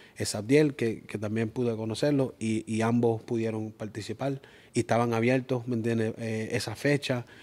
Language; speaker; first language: Spanish; early bilingual, heritage; Spanish